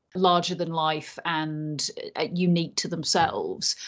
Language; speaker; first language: English; native; English